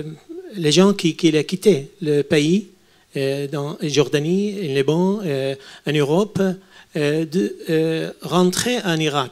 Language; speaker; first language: French; non-native, learner; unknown